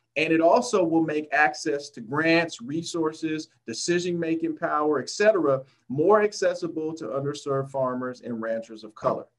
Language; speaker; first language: English; native; English